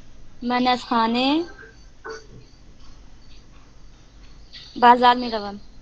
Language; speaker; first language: Persian; non-native, learner; Urdu